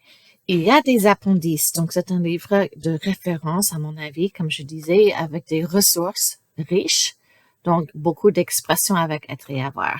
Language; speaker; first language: French; non-native, fluent; English